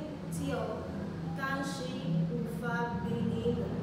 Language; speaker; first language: Chinese; non-native, learner; Spanish